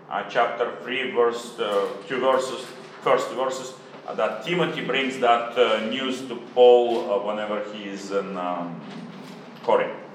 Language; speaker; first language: English; non-native, learner; Russian